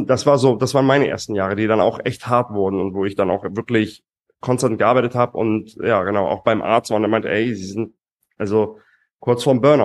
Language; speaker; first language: German; native; German